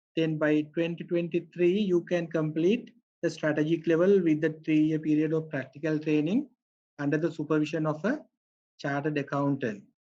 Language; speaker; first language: English; non-native, local second language; Sinhala